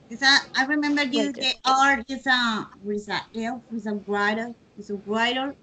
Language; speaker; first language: English; non-native, learner; Spanish